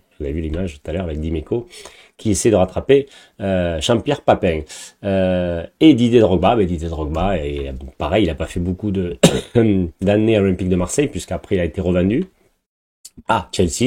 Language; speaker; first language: French; native; French